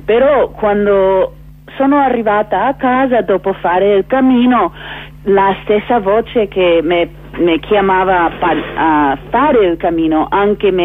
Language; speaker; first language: Italian; non-native, fluent; English